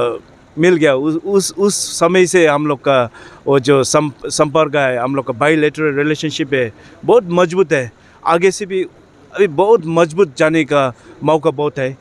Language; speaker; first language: Hindi; non-native, fluent; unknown